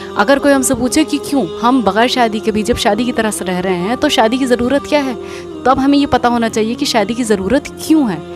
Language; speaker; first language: Urdu; native; Urdu